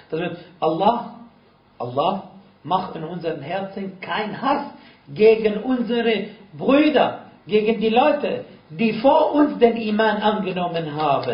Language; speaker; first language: German; non-native, fluent; Arabic